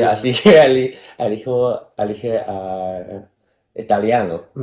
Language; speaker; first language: Spanish; non-native, fluent; Cantonese